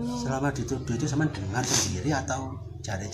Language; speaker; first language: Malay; non-native, local second language; Javanese